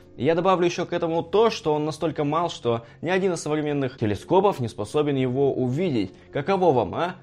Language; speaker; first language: Russian; native; Russian